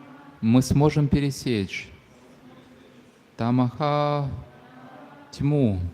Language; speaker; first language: Russian; native; Russian